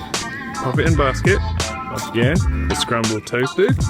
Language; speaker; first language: English; native; English